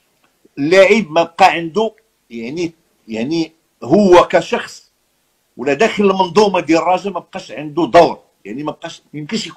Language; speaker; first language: Arabic; native; Arabic